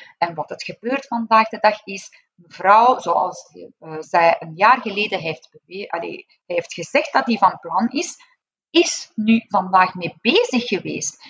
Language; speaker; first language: Dutch; non-native, fluent; Persian